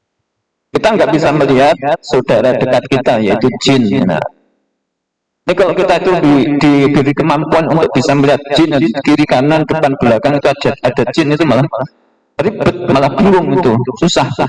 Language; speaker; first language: Indonesian; non-native, local second language; Javanese